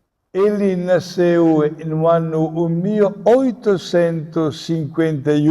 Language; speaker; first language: Portuguese; non-native, fluent; Italian